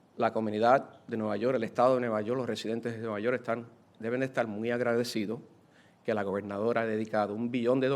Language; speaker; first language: Spanish; early bilingual, heritage; Spanish